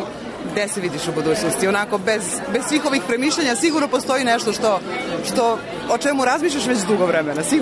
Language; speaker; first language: Serbian; native; Serbian